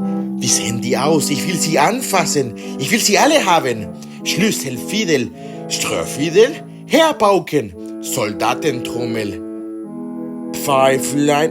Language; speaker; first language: German; non-native, fluent; Spanish